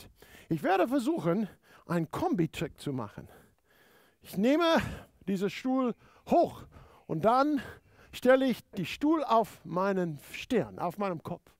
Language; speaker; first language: German; non-native, fluent; English